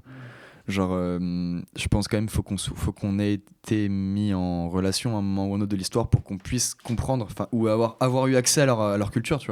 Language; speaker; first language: French; native; French